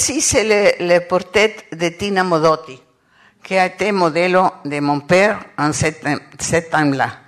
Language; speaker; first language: French; non-native, learner; Spanish